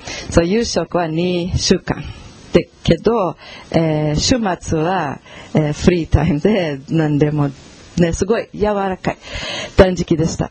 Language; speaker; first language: Japanese; non-native, fluent; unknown